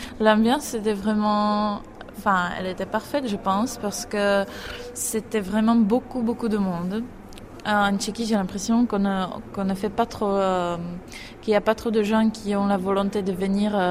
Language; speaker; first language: French; non-native, fluent; Czech